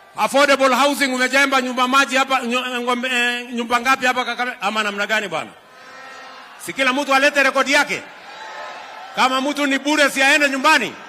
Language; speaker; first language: Swahili; non-native, local second language; Kalenjin